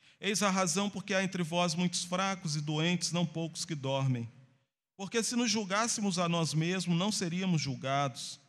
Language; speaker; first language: Portuguese; native; Portuguese